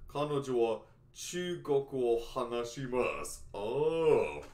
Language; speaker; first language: Japanese; non-native, learner; English